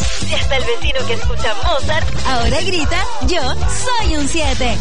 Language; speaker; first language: Spanish; native; Spanish